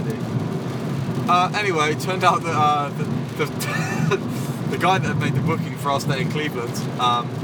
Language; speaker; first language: English; native; English